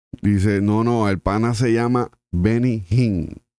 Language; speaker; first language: Spanish; native; Spanish